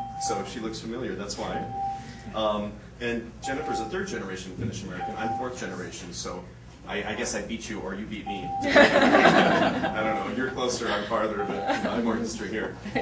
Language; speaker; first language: English; native; English